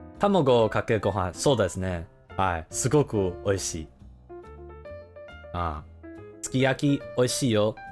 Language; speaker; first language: Japanese; non-native, learner; English